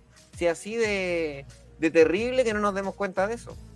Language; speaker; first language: Spanish; native; Spanish